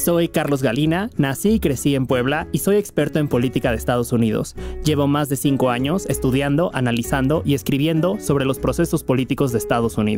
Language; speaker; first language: Spanish; native; Spanish